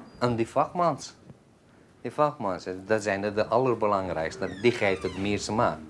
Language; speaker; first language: Dutch; non-native, fluent; Turkish